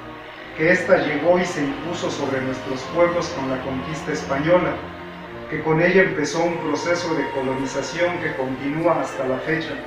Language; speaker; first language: Spanish; native; Spanish